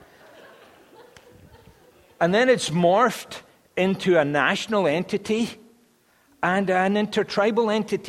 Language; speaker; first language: English; native; English